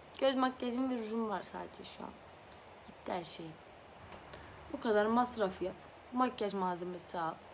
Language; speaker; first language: Turkish; early bilingual, other home language; Azerbaijani